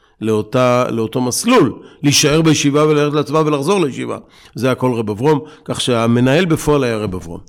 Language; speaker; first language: Hebrew; native; Hebrew